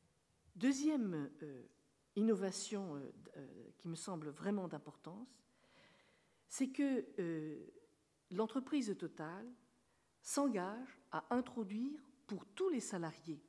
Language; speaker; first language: French; native; French